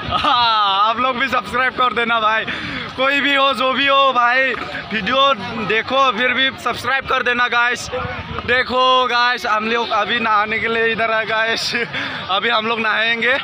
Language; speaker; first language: Hindi; non-native, local second language; Assamese